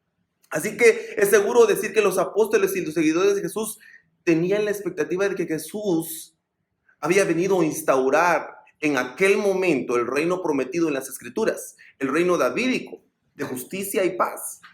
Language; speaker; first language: Spanish; native; Spanish